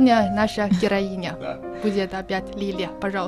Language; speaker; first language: Russian; non-native, fluent; Chinese